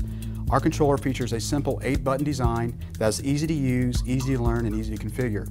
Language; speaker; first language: English; native; English